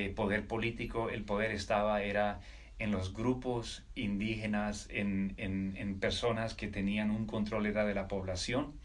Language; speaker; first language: Spanish; native; Spanish